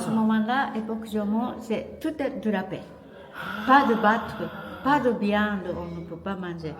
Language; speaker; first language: French; non-native, learner; Japanese